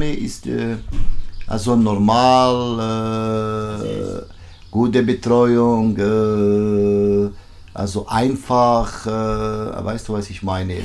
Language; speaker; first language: German; non-native, learner; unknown